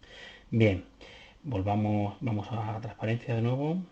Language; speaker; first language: Spanish; native; Spanish